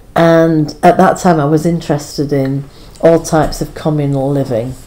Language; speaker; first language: English; native; English